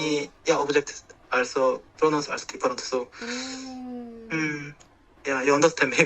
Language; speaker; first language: English; non-native, learner; Korean